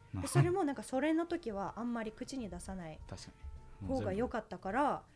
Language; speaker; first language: Japanese; non-native, fluent; Russian